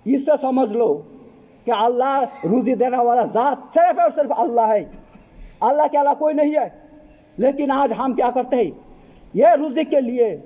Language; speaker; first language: Hindi; non-native, fluent; Bangla